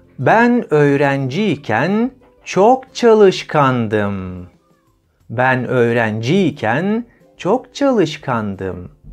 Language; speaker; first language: Turkish; native; Turkish